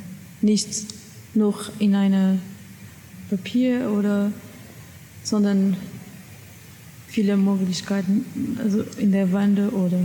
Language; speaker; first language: German; non-native, learner; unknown